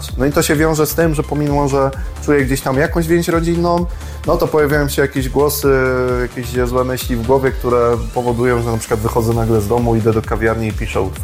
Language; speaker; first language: Polish; native; Polish